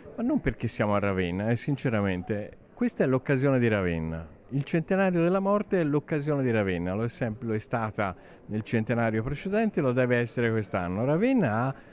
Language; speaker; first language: Italian; native; Italian